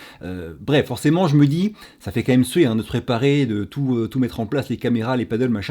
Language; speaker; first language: French; native; French